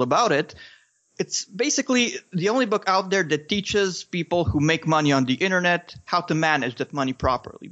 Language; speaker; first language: English; non-native, fluent; Romanian